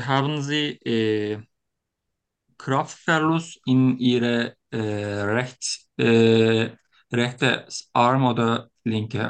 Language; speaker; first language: German; non-native, learner; Turkish